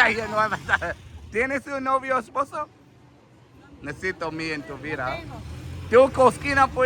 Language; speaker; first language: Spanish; non-native, learner; English